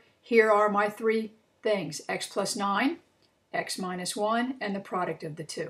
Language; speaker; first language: English; native; English